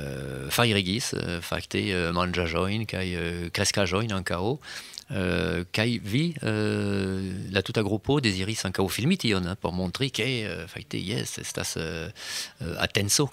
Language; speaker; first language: French; native; French